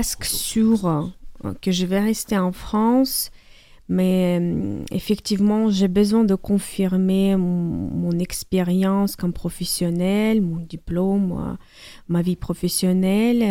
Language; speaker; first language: French; non-native, learner; Ukrainian